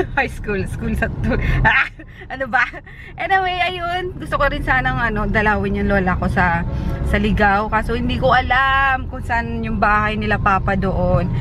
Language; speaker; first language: Filipino; native; Filipino